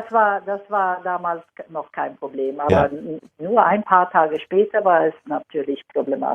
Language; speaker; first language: German; non-native, fluent; Swedish